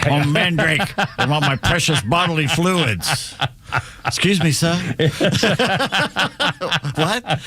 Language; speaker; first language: English; native; English